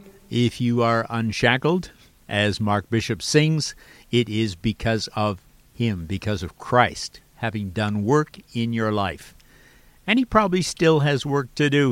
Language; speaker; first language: English; native; English